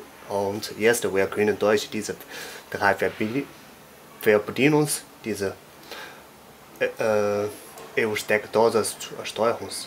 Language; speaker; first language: German; non-native, learner; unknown